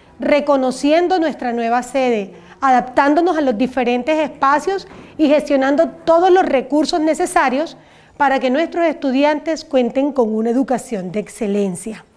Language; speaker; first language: Spanish; native; Spanish